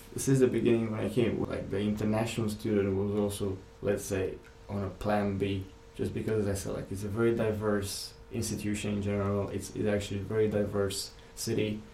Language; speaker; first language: English; non-native, fluent; Romanian